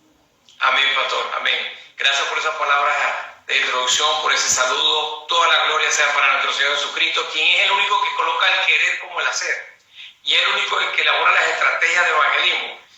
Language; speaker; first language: Spanish; native; Spanish